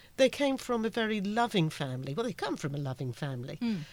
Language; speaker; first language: English; native; English